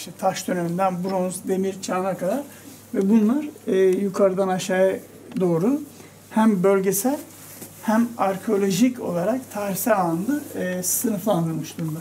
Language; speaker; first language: Turkish; native; Turkish